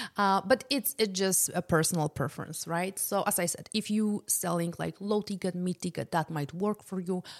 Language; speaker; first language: English; non-native, fluent; Polish